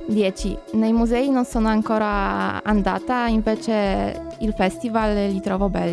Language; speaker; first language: Italian; non-native, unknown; Polish